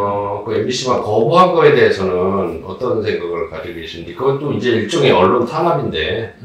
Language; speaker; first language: Korean; native; Korean